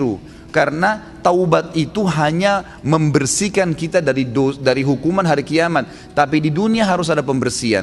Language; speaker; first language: Indonesian; native; Indonesian